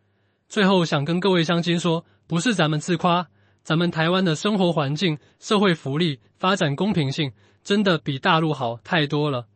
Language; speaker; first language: Chinese; native; Chinese